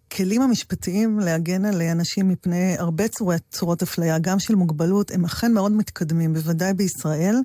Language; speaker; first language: Hebrew; native; Hebrew